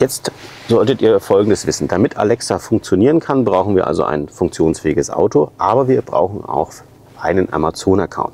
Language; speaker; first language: German; native; German